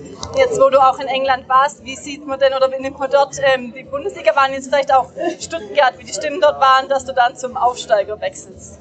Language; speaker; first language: German; native; German